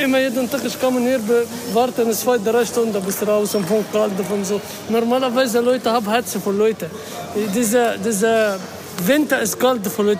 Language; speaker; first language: German; non-native, learner; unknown